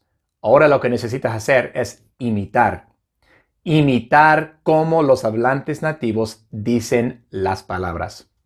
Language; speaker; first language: Spanish; non-native, fluent; English